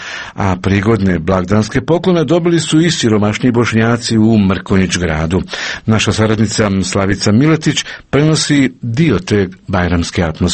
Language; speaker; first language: Croatian; native; Croatian